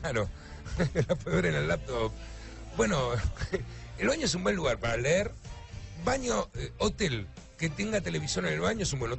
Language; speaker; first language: Spanish; native; Spanish